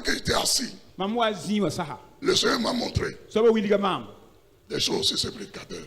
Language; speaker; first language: French; non-native, local second language; Fon